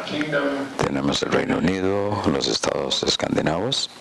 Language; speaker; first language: Spanish; non-native, fluent; German